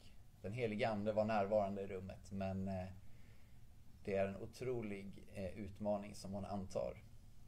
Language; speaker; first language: Swedish; native; Swedish